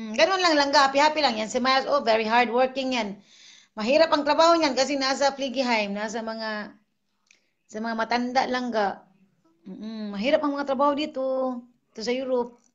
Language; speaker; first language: Filipino; non-native, local second language; Cebuano